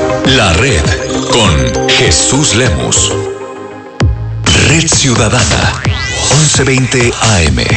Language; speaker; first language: Spanish; native; Spanish